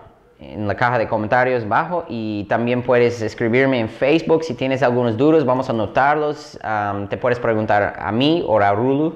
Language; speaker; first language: Spanish; non-native, fluent; English